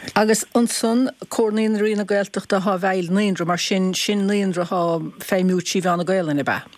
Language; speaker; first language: Irish; native; Irish